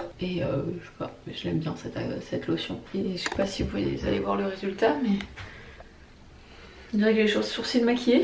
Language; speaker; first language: French; native; French